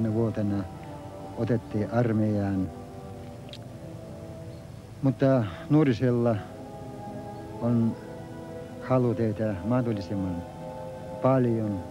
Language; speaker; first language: Finnish; early bilingual, heritage; Finnish